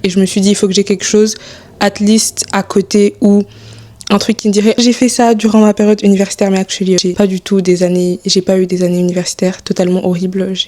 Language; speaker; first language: French; early bilingual, other home language; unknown